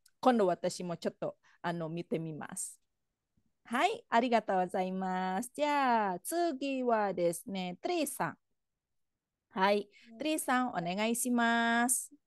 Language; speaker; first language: Japanese; non-native, fluent; Indonesian